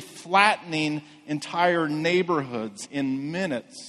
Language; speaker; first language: English; native; English